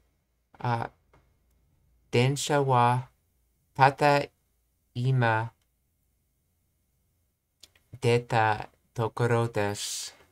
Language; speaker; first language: Japanese; non-native, learner; English